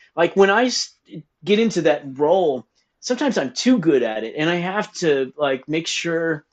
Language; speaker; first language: English; native; English